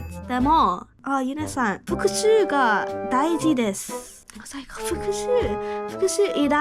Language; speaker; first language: Japanese; non-native, learner; English